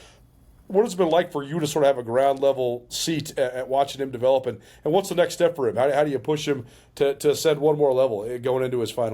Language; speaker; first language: English; native; English